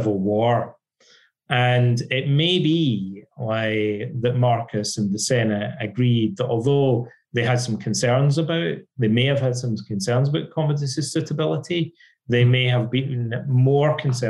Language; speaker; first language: English; native; English